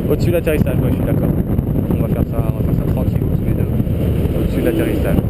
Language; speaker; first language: French; native; French